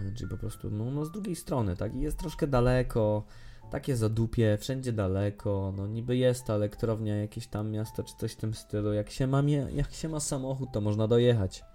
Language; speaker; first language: Polish; native; Polish